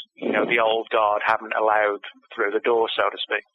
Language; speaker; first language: English; native; English